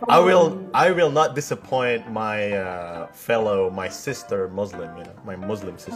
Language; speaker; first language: English; non-native, fluent; Indonesian